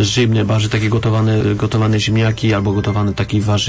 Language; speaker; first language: Polish; non-native, learner; French